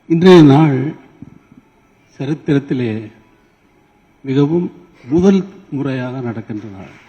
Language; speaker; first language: Tamil; native; Tamil